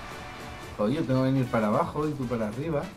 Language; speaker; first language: Spanish; native; Spanish